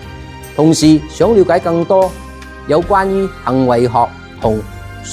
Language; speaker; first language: Chinese; non-native, local second language; Cantonese